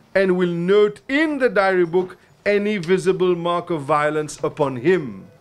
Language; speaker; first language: English; non-native, local second language; Morisyen